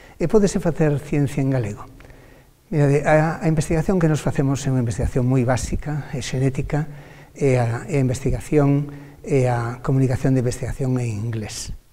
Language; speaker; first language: Galician; native; Galician